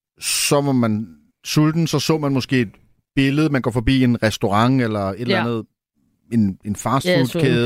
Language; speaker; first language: Danish; native; Danish